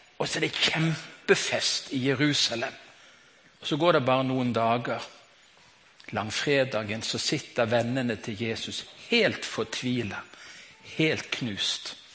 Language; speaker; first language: Norwegian; native; Norwegian